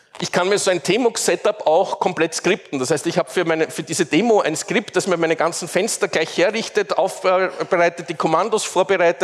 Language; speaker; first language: German; native; German